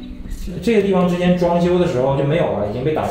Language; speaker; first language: Chinese; native; Chinese